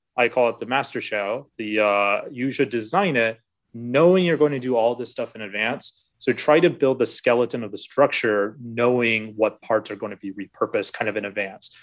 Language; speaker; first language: English; native; English